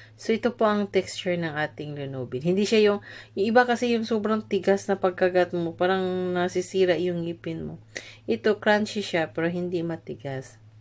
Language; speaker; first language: Filipino; non-native, local second language; Cebuano